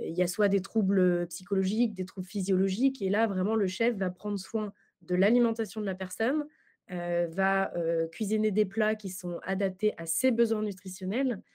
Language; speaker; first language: French; native; French